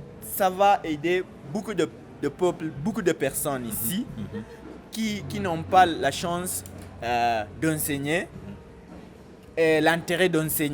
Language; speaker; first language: French; non-native, fluent; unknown